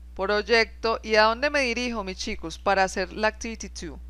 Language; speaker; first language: Spanish; native; Spanish